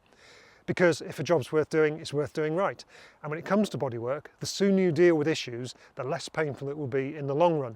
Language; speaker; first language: English; native; English